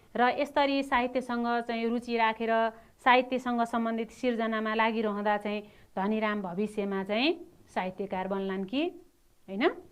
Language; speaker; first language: Nepali; native; Nepali